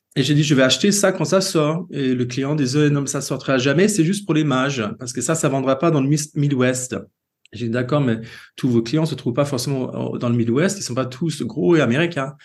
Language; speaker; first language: French; non-native, fluent; Swedish